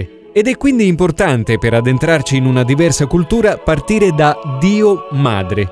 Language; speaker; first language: Italian; native; Italian